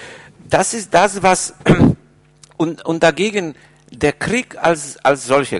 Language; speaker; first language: German; non-native, fluent; Polish